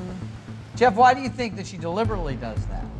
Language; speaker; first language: English; native; English